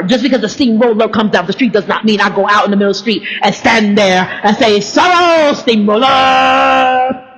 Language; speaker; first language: English; native; English